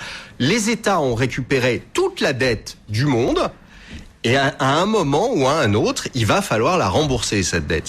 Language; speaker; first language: French; native; French